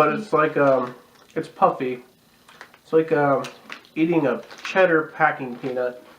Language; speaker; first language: English; native; English